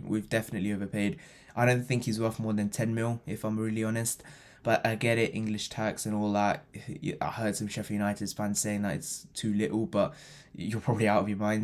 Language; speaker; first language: English; native; English